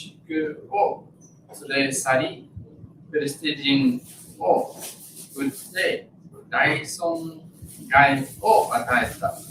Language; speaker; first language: Japanese; non-native, learner; English